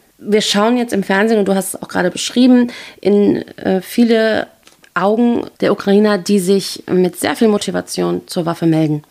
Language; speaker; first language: German; native; German